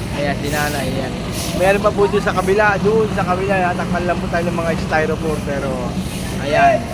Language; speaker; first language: Filipino; native; Filipino